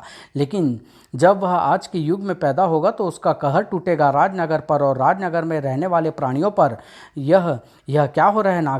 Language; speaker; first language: Hindi; native; Hindi